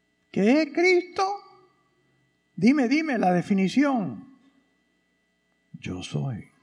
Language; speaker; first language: Spanish; early bilingual, other home language; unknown